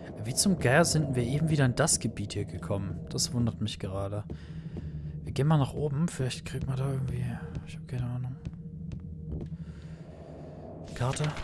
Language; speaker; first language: German; native; German